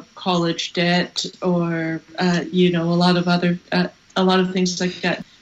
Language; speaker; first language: English; native; English